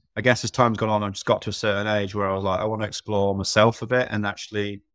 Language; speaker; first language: English; native; English